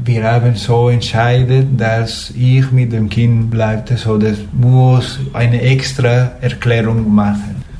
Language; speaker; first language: German; non-native, fluent; Spanish